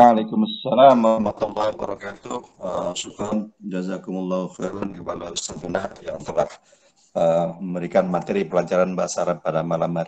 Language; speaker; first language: Indonesian; native; Indonesian